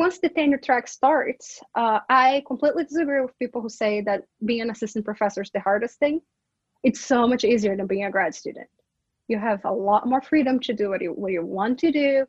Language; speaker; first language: English; non-native, fluent; Portuguese